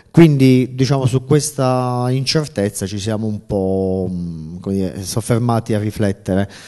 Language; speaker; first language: Italian; native; Italian